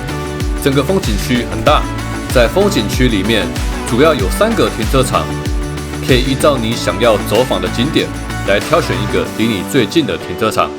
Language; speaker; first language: Chinese; native; Chinese